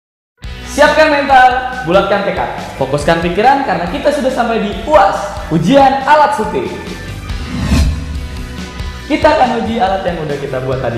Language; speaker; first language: Indonesian; native; Indonesian